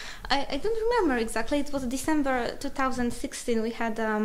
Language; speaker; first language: English; non-native, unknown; Polish